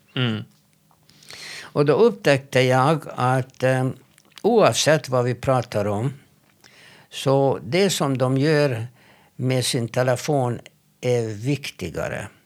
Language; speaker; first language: Swedish; non-native, fluent; Hebrew